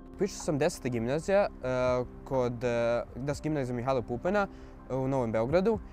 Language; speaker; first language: Serbian; early bilingual, other home language; Arabic